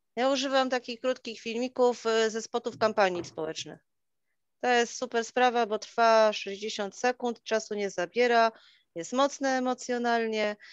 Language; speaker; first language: Polish; native; Polish